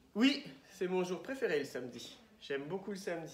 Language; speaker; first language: French; native; French